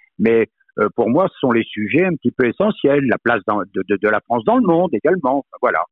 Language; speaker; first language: French; native; French